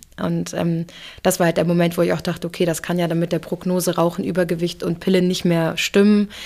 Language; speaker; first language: German; early bilingual, other home language; English